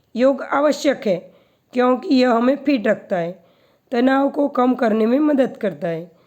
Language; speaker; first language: Hindi; non-native, local second language; Gujarati